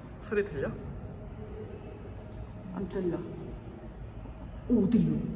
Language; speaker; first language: Korean; non-native, learner; Russian